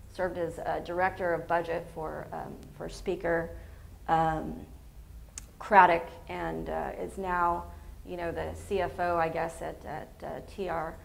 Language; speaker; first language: English; native; English